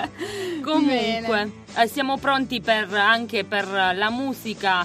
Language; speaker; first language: Italian; native; Italian